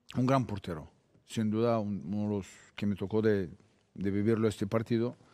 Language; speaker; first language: Spanish; non-native, fluent; Bulgarian